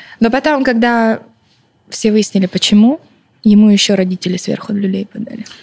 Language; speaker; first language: Russian; early bilingual, other home language; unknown